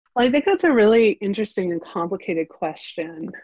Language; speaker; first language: English; early bilingual, other home language; Ukrainian